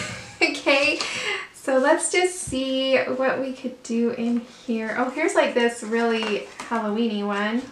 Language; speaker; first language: English; native; English